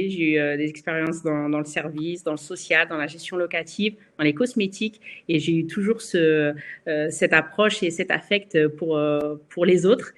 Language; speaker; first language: French; native; French